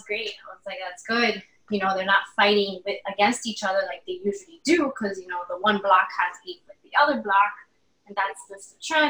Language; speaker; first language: English; native; English